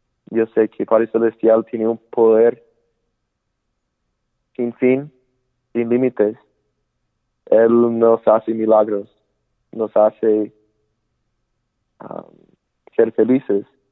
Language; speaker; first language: Spanish; non-native, fluent; English